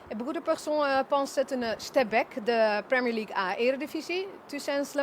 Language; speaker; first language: French; non-native, learner; Dutch